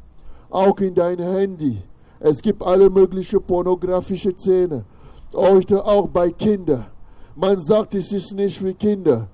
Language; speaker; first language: German; non-native, fluent; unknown